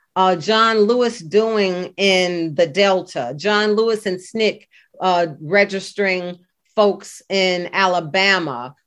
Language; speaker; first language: English; native; English